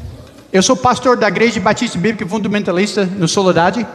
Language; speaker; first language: Portuguese; non-native, learner; English